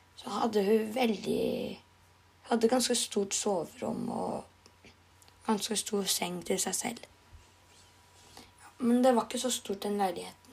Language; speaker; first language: Norwegian; non-native, learner; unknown